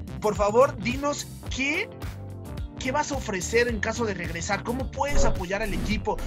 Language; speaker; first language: Spanish; native; Spanish